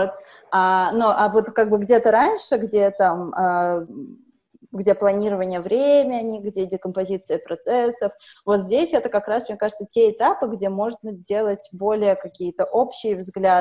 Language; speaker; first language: Russian; native; Russian